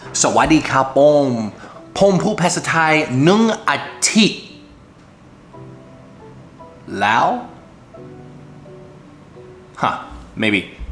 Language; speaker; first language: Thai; non-native, learner; English